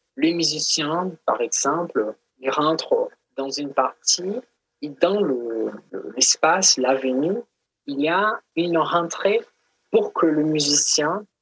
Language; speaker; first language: French; non-native, fluent; Portuguese